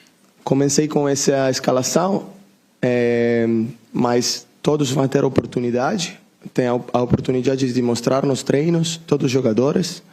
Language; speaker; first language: Portuguese; non-native, learner; Italian